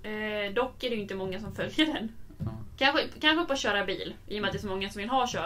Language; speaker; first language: Swedish; native; Swedish